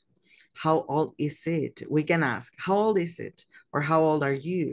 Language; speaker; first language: English; non-native, fluent; Spanish